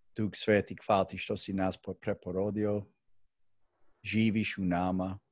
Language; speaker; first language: Croatian; early bilingual, heritage; Croatian